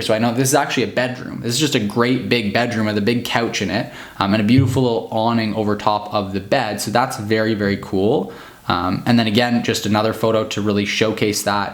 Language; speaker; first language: English; native; English